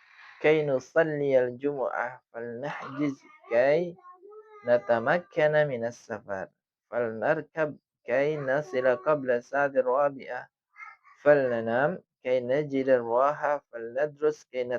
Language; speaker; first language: Arabic; non-native, fluent; Indonesian